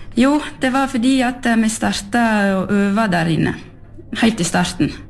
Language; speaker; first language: Norwegian; early bilingual, heritage; French